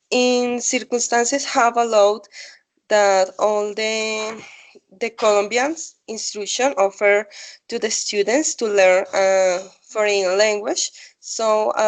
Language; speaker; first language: English; non-native, learner; Spanish